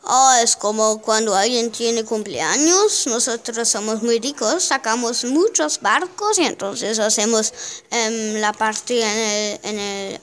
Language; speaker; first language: Spanish; non-native, learner; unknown